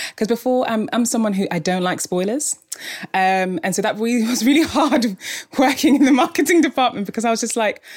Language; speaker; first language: English; native; English